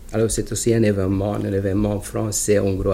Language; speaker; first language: French; non-native, fluent; Hungarian